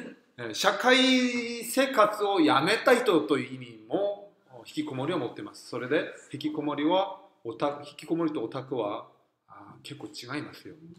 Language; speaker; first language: Japanese; non-native, fluent; Korean